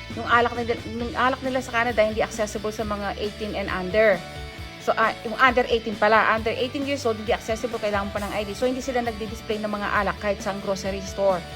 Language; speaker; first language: Filipino; non-native, local second language; Pampanga